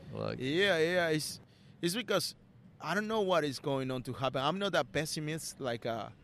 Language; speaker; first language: English; non-native, learner; Spanish